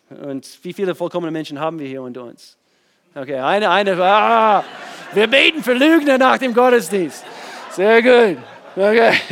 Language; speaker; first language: German; non-native, fluent; English